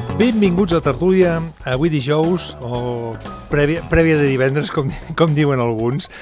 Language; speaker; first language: Catalan; native; Catalan